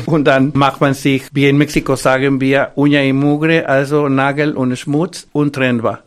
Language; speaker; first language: German; non-native, fluent; Spanish